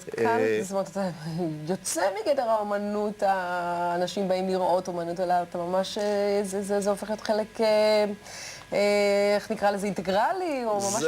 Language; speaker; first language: Hebrew; native; Hebrew